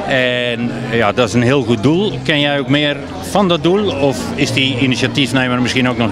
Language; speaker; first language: Dutch; native; Dutch